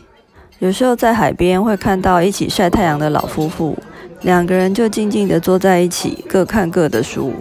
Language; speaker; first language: Chinese; native; Chinese